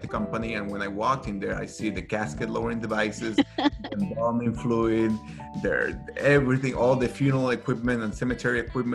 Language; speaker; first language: English; non-native, fluent; Spanish